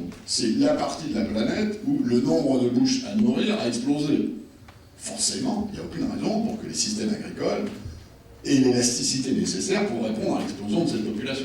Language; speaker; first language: French; native; French